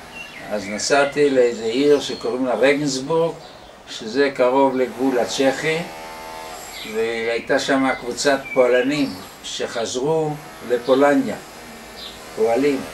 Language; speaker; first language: Hebrew; non-native, fluent; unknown